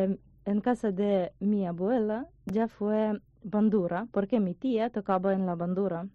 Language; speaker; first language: Spanish; non-native, learner; Ukrainian